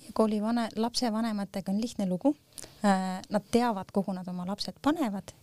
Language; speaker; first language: Estonian; native; Estonian